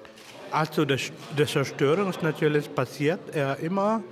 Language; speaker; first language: German; non-native, fluent; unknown